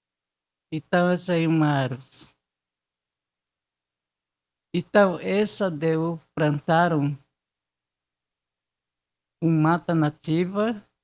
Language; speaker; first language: Portuguese; non-native, local second language; Guarani